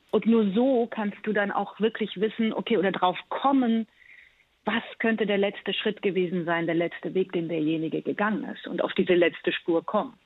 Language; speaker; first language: German; early bilingual, other home language; Persian